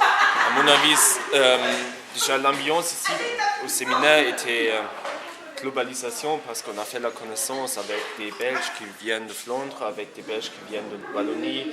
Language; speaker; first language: French; non-native, fluent; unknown